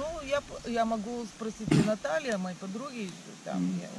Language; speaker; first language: Russian; non-native, learner; Bulgarian